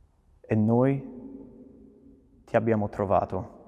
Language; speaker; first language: Italian; non-native, fluent; English